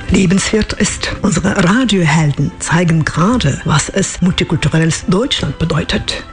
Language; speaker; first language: German; non-native, fluent; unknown